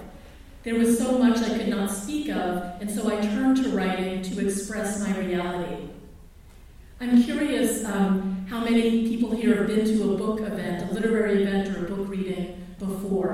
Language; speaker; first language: English; early bilingual, other home language; Filipino